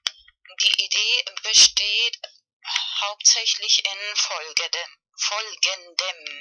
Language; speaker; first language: German; non-native, fluent; Spanish